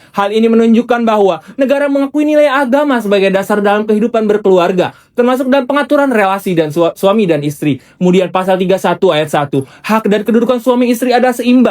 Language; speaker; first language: Indonesian; native; Indonesian